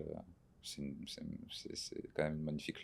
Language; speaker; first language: French; native; French